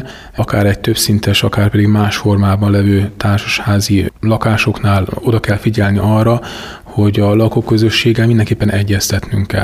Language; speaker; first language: Hungarian; native; Hungarian